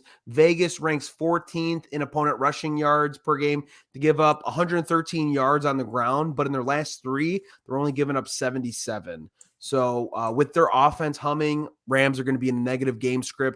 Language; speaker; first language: English; native; English